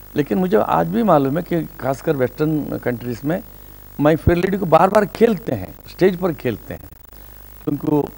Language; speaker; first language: Hindi; non-native, local second language; Kannada